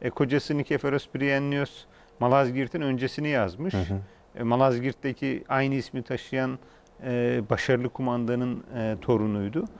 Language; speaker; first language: Turkish; native; Turkish